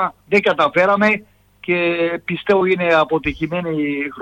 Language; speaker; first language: Greek; non-native, fluent; Serbian